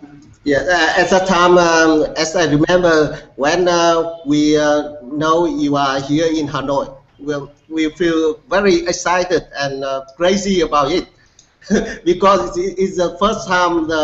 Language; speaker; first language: English; non-native, learner; Vietnamese